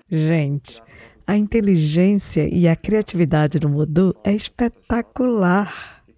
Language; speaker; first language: Portuguese; native; Portuguese